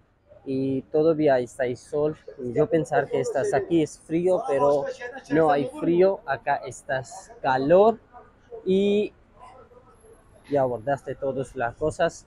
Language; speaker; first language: Spanish; non-native, learner; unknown